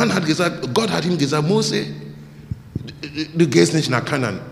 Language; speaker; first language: German; non-native, learner; English